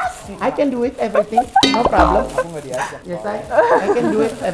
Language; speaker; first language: English; non-native, learner; Indonesian